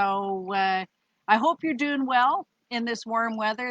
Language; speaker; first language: English; native; English